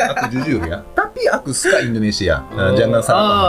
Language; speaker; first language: Indonesian; non-native, fluent; Japanese